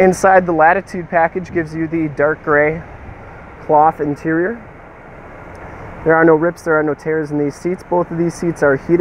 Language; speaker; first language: English; native; English